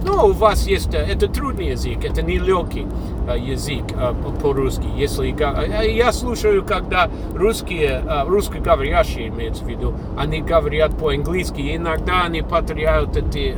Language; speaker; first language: Russian; non-native, fluent; English